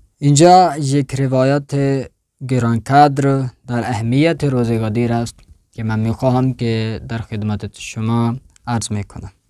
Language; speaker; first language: Persian; non-native, fluent; Urdu